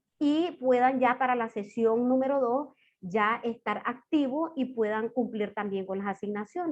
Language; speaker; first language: Spanish; native; Spanish